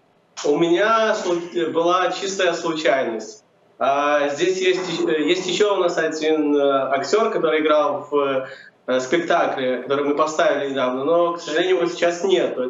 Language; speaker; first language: Ukrainian; non-native, learner; Russian